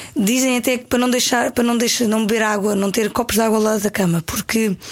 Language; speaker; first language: Portuguese; native; Portuguese